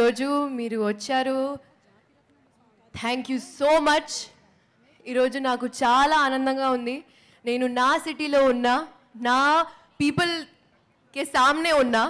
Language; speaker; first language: Telugu; non-native, local second language; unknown